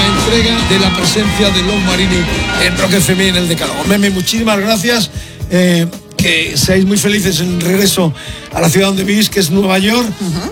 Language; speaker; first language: Spanish; native; Spanish